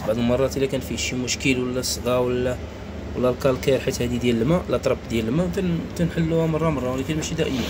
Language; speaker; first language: Arabic; native; Arabic